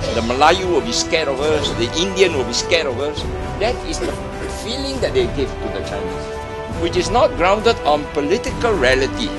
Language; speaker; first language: English; non-native, local second language; Chinese